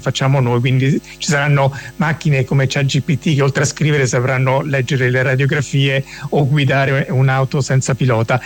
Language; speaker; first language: Italian; native; Italian